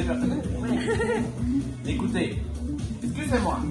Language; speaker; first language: French; non-native, learner; Spanish